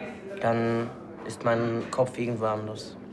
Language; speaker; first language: German; non-native, fluent; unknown